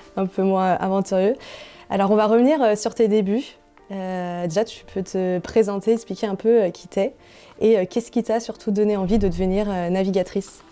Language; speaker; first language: French; native; French